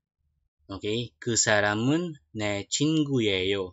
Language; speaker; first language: Korean; non-native, learner; Filipino